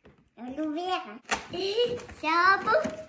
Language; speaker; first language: French; native; French